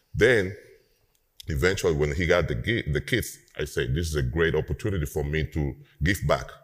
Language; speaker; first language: English; non-native, fluent; Spanish